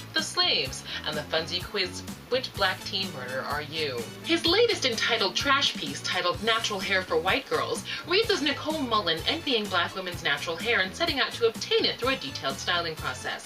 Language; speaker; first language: English; native; English